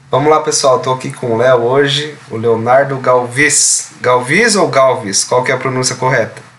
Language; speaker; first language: Portuguese; native; Portuguese